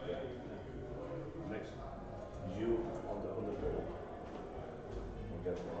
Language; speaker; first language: English; non-native, learner; Norwegian